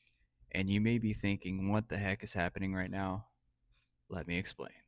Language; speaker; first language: English; native; English